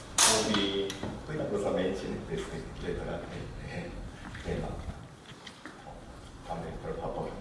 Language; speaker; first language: Portuguese; non-native, learner; Japanese